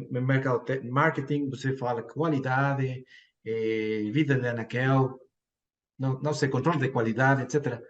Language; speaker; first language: Portuguese; non-native, fluent; Spanish